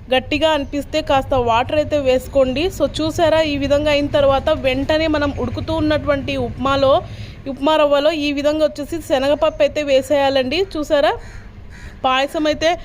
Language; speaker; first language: Telugu; non-native, local second language; Urdu